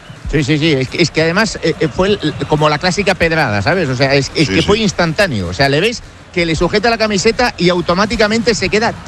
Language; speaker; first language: Spanish; native; Spanish